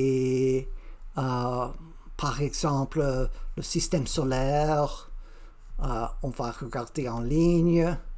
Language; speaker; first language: French; non-native, learner; English